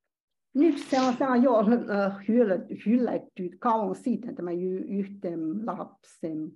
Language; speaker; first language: Finnish; non-native, learner; Chinese